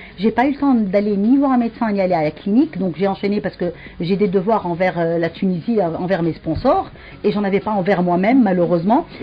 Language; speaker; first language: French; non-native, local second language; Arabic